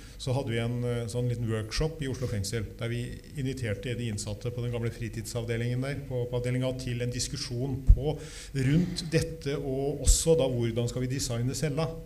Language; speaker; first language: Norwegian; native; Norwegian